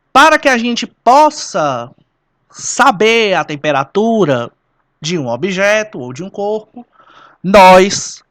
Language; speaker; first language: Portuguese; native; Portuguese